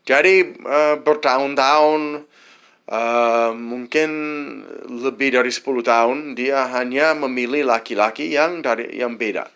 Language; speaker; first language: Indonesian; non-native, fluent; English